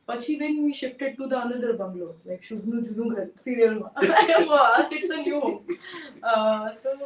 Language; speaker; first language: English; non-native, local second language; Gujarati